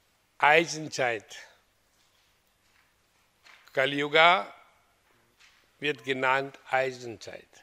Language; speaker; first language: German; non-native, learner; Hindi